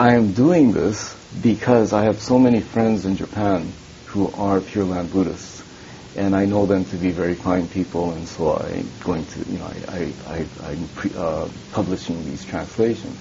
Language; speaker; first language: English; early bilingual, other home language; Japanese